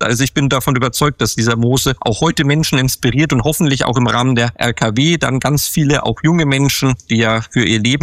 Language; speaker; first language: German; native; German